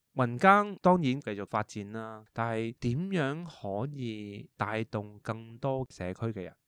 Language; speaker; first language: Cantonese; early bilingual, heritage; Cantonese